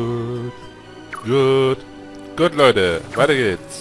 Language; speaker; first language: German; native; German